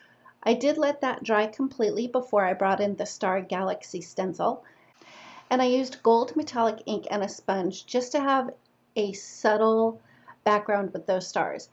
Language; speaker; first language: English; native; English